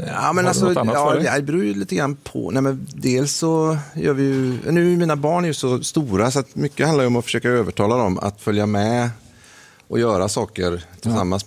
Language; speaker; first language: Swedish; native; Swedish